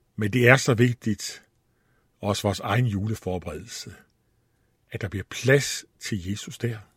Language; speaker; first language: Danish; native; Danish